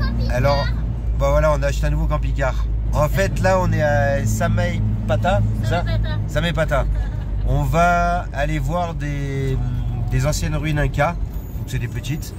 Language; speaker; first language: French; native; French